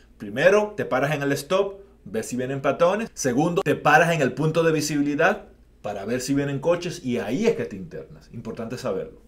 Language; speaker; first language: Spanish; native; Spanish